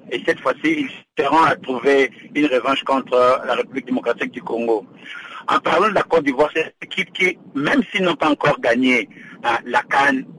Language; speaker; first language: French; non-native, local second language; Lingala